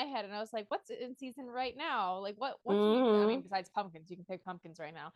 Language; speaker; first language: English; native; English